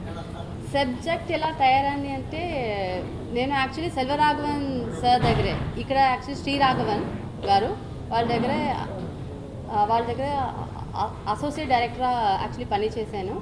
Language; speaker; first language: Telugu; non-native, learner; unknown